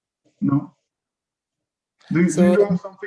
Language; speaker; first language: English; non-native, learner; French